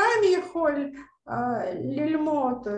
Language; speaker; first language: Hebrew; non-native, learner; Russian